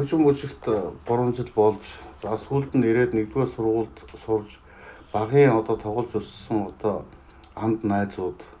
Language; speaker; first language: Mongolian; native; Mongolian